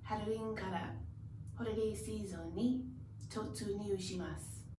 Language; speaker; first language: Japanese; non-native, learner; English